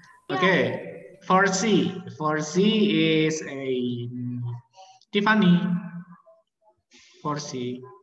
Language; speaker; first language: English; non-native, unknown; Indonesian